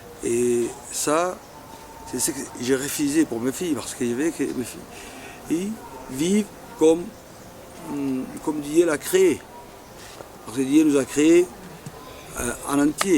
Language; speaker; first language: French; non-native, local second language; Afar